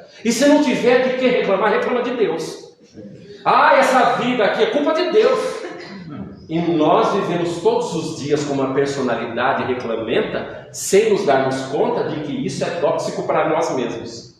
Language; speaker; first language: Portuguese; native; Portuguese